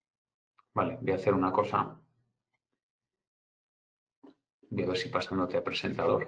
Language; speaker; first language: Spanish; native; Spanish